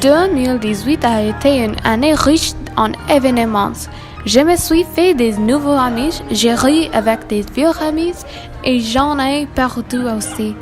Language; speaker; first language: French; non-native, learner; English